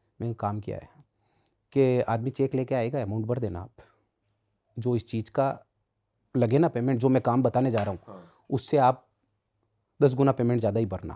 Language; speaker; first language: Hindi; native; Hindi